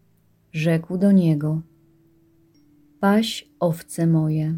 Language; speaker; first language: Polish; native; Polish